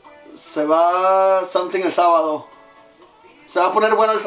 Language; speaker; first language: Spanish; early bilingual, heritage; Spanish